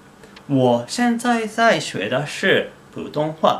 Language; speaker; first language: Chinese; non-native, fluent; Japanese